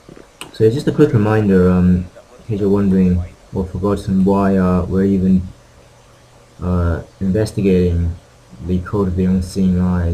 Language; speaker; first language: English; native; English